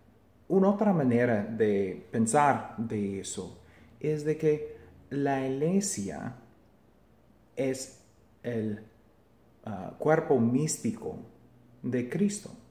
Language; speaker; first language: Spanish; non-native, fluent; English